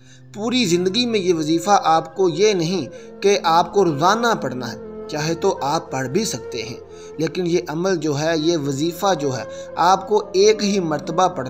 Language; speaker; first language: Urdu; native; Urdu